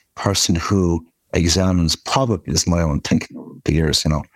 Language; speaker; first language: English; native; English